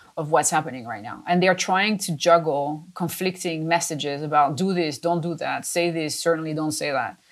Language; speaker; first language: English; non-native, fluent; French